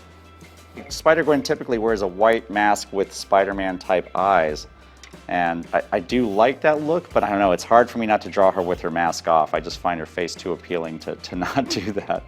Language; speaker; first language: English; native; English